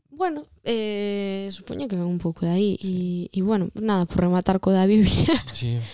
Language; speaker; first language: Galician; native; Galician